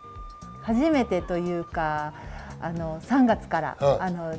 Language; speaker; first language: Japanese; native; Japanese